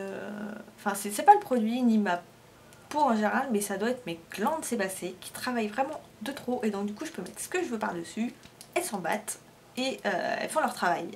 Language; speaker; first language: French; native; French